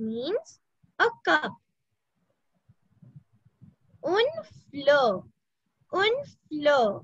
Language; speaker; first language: French; non-native, learner; Hindi